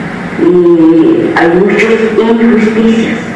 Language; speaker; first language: Spanish; non-native, local second language; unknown